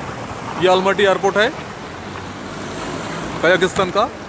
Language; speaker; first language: Hindi; non-native, local second language; Bangla